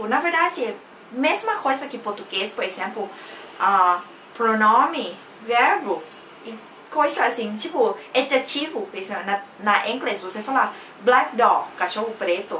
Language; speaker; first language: Portuguese; non-native, fluent; Thai